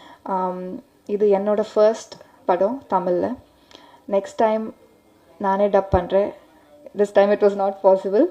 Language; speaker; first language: Tamil; non-native, learner; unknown